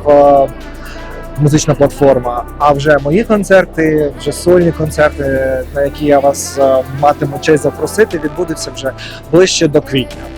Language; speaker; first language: Ukrainian; native; Ukrainian